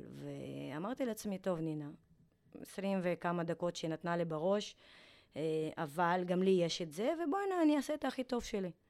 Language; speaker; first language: Hebrew; non-native, fluent; Russian